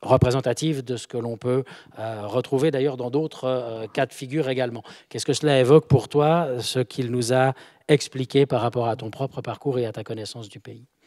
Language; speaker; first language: French; native; French